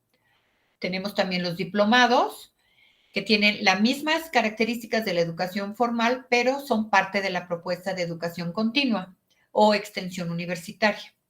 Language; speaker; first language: Spanish; native; Spanish